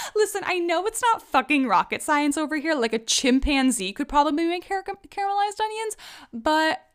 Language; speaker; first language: English; early bilingual, other home language; Czech